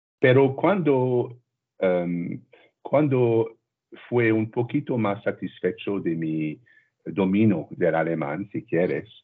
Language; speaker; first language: Spanish; non-native, learner; French